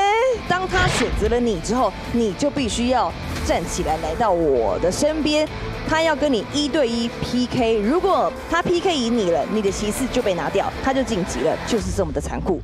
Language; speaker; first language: Chinese; native; Chinese